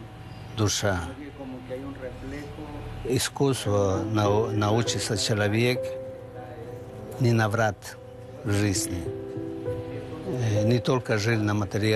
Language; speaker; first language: Russian; non-native, learner; Spanish